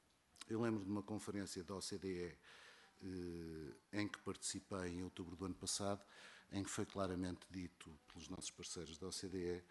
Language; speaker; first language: Portuguese; native; Portuguese